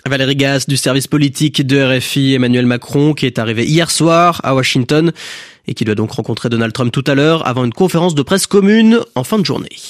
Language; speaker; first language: French; native; French